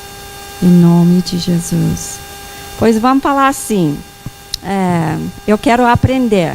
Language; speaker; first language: Portuguese; non-native, fluent; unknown